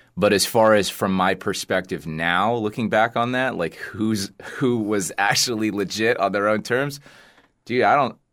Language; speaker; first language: English; native; English